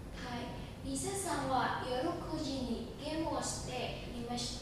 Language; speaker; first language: Japanese; non-native, learner; Indonesian